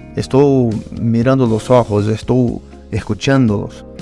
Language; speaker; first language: Spanish; non-native, learner; Portuguese